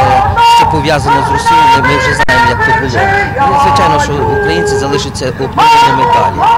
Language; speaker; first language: Ukrainian; native; Ukrainian